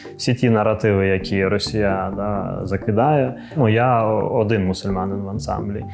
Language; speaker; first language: Ukrainian; non-native, local second language; Crimean Tatar